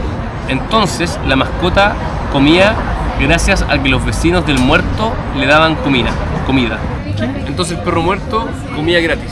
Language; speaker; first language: Spanish; native; Spanish